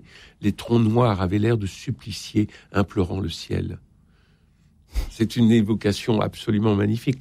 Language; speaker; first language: French; native; French